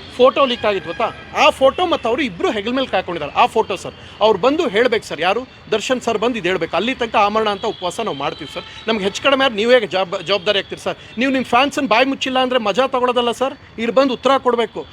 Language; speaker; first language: Kannada; native; Kannada